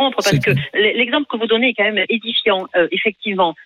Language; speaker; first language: French; native; French